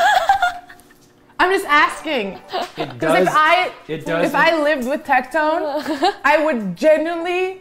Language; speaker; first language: English; non-native, fluent; Norwegian